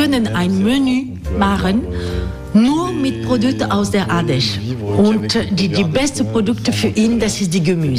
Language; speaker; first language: German; non-native, learner; French